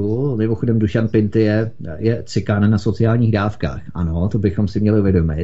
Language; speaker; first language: Czech; native; Czech